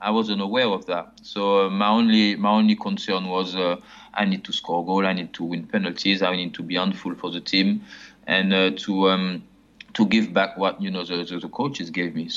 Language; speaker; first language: English; non-native, fluent; French